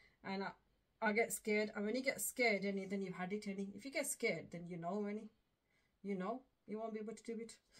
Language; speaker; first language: English; early bilingual, other home language; Punjabi